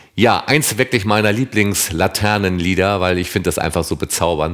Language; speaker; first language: German; native; German